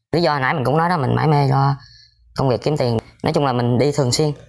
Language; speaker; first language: Vietnamese; native; Vietnamese